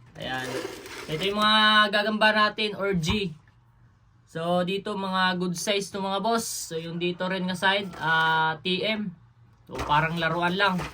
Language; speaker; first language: Filipino; non-native, local second language; Cebuano